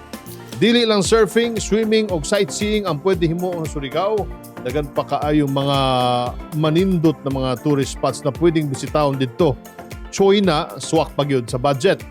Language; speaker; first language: Cebuano; native; Cebuano